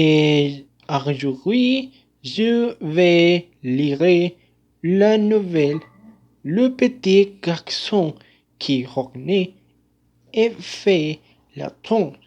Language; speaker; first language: French; non-native, learner; Spanish